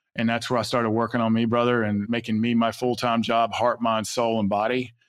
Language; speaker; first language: English; native; English